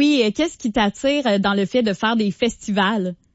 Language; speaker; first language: French; native; French